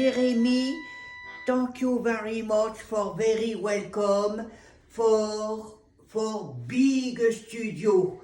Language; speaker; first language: English; non-native, learner; French